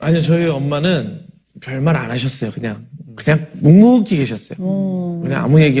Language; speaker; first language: Korean; native; Korean